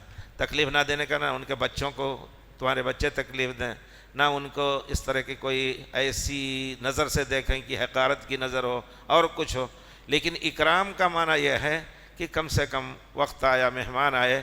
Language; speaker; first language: Urdu; native; Urdu